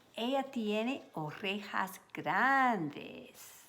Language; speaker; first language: Spanish; non-native, learner; English